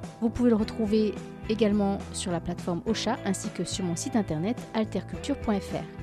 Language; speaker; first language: French; native; French